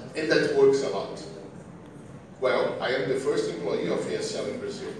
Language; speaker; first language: English; non-native, learner; Portuguese